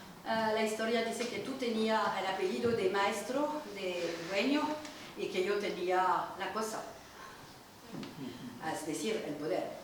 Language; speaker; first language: Spanish; non-native, learner; French